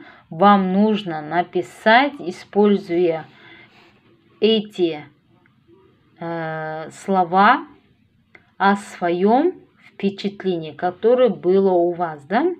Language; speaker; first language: Russian; non-native, local second language; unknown